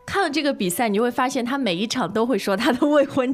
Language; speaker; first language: Chinese; native; Chinese